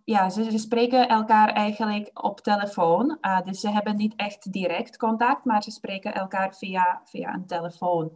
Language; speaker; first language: Dutch; non-native, fluent; Czech